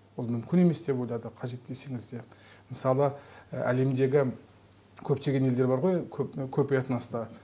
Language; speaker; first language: Kazakh; non-native, local second language; Turkish